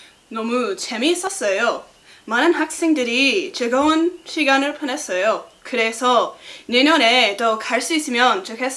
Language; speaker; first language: Korean; non-native, learner; English